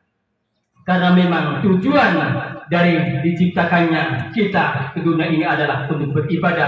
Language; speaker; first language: Indonesian; native; Indonesian